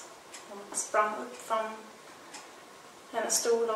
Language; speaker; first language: Swedish; non-native, fluent; English